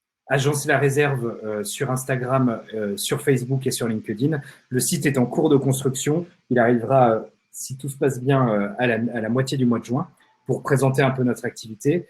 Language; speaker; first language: French; native; French